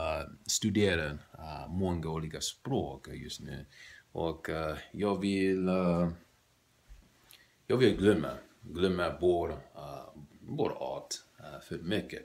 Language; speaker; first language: Swedish; non-native, learner; English